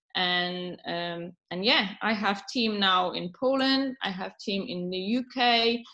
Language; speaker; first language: English; non-native, fluent; Polish